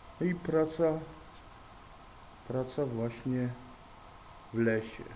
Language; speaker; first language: Polish; native; Polish